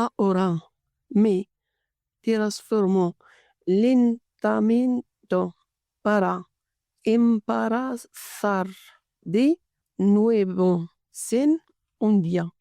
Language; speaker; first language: Spanish; non-native, learner; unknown